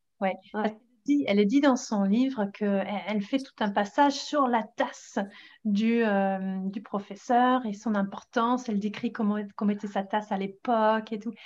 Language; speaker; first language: French; non-native, fluent; English